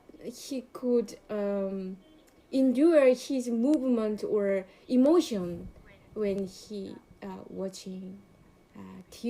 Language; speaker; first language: English; non-native, learner; Korean